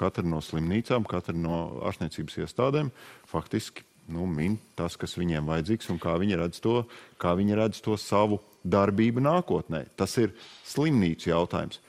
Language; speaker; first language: Latvian; native; Latvian